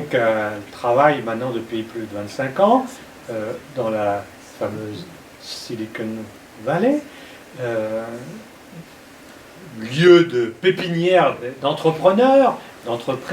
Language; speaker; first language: French; native; French